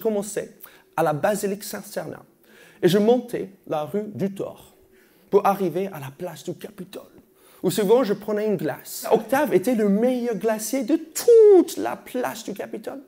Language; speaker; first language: French; non-native, fluent; English